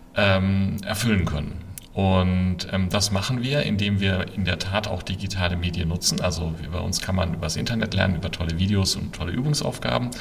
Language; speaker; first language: German; native; German